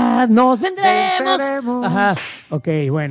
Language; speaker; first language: Spanish; native; Spanish